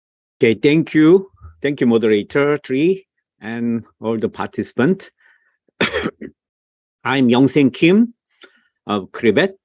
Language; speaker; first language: English; non-native, fluent; Korean